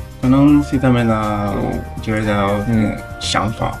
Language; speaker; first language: Chinese; non-native, learner; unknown